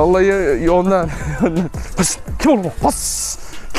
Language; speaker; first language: Turkish; native; Turkish